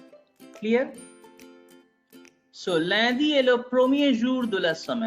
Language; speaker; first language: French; non-native, fluent; Bangla